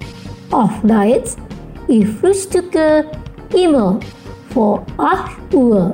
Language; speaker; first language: German; non-native, learner; Indonesian